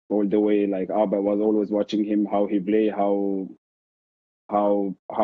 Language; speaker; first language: English; non-native, fluent; Arabic